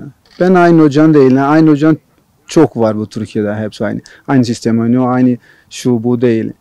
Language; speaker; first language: Turkish; non-native, learner; Portuguese